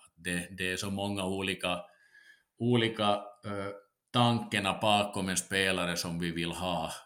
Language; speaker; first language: Swedish; non-native, local second language; Finnish